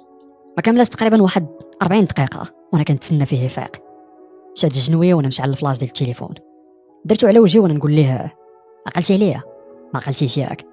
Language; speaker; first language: Arabic; native; Arabic